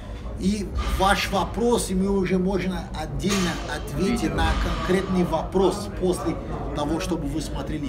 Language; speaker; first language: Russian; non-native, fluent; Portuguese